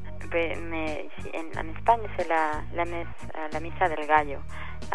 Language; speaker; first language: French; non-native, learner; Spanish